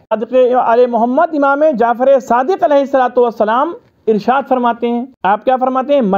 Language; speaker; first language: Urdu; native; Urdu